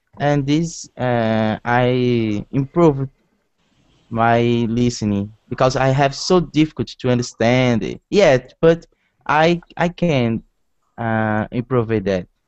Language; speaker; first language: English; non-native, learner; Portuguese